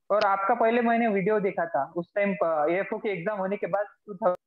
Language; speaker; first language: Hindi; non-native, local second language; Marathi